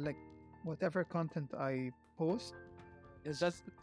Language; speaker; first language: English; non-native, fluent; Arabic